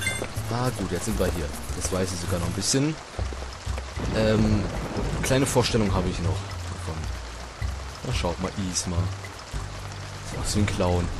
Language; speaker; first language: German; native; German